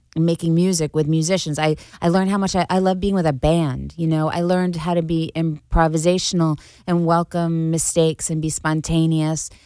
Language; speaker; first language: English; native; English